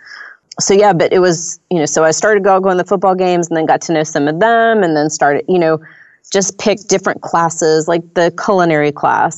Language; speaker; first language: English; native; English